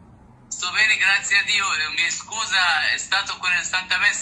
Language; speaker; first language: Italian; non-native, learner; Arabic